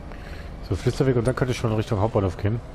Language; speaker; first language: German; native; German